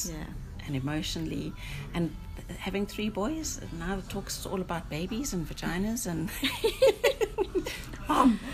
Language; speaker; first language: English; native; English